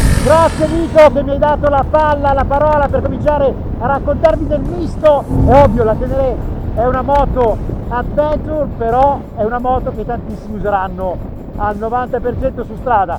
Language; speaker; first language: Italian; native; Italian